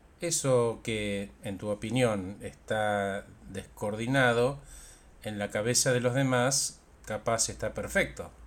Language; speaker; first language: Spanish; native; Spanish